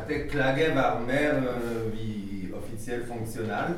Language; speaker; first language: German; non-native, learner; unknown